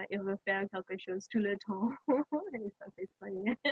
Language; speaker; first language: French; non-native, learner; English